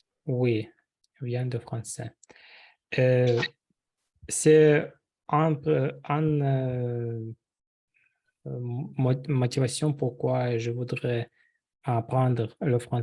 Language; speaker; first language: French; non-native, learner; Russian